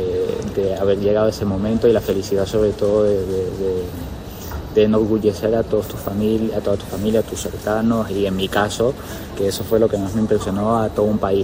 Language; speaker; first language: Spanish; native; Spanish